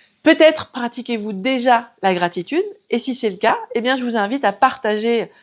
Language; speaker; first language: French; native; French